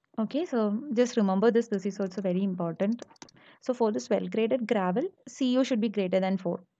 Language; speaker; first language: English; non-native, local second language; Malayalam